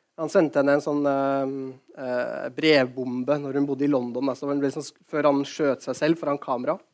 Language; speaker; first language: Norwegian; native; Norwegian